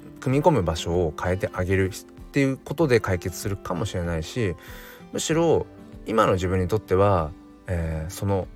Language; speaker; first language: Japanese; native; Japanese